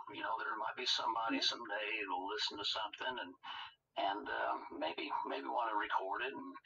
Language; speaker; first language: English; native; English